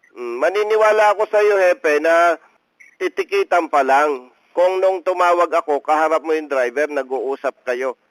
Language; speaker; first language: Filipino; native; Filipino